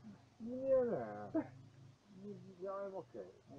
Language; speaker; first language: Polish; non-native, learner; Ukrainian